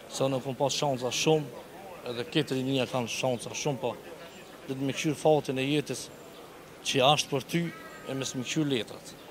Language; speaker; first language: Albanian; native; Albanian